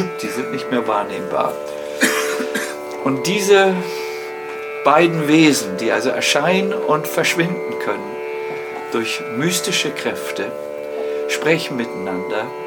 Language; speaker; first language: German; native; German